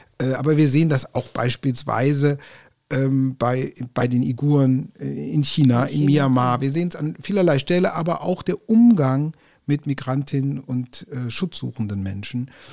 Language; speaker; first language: German; native; German